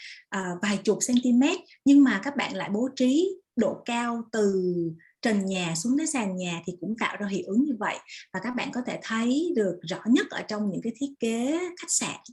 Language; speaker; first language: Vietnamese; native; Vietnamese